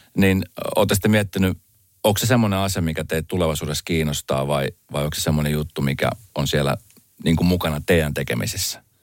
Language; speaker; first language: Finnish; native; Finnish